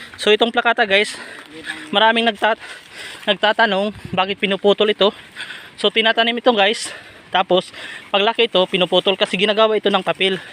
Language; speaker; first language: Filipino; non-native, local second language; Cebuano